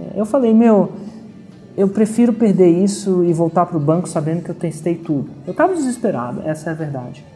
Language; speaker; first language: Portuguese; native; Portuguese